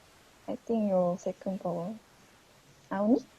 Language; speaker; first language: English; non-native, fluent; Malay